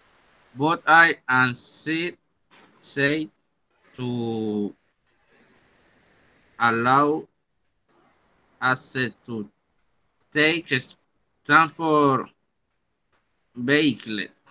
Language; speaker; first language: English; non-native, learner; Spanish